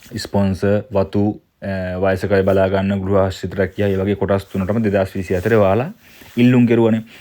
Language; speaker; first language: Sinhala; native; Sinhala